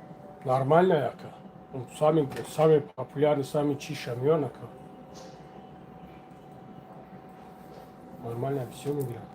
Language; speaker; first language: Russian; non-native, learner; Tajik